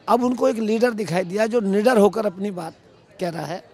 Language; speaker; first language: Hindi; native; Hindi